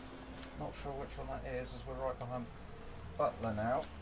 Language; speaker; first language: English; native; English